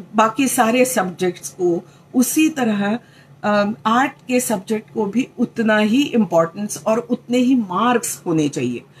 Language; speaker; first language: Hindi; non-native, local second language; Marathi